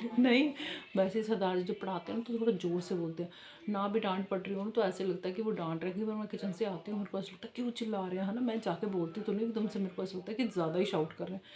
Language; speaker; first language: Hindi; non-native, local second language; Punjabi